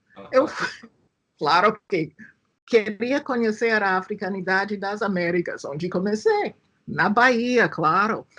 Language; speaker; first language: Portuguese; non-native, fluent; English